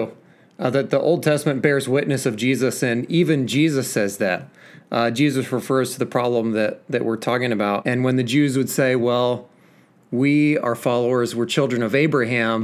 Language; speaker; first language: English; native; English